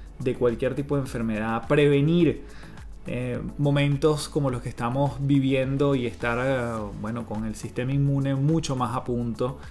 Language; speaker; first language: Spanish; native; Spanish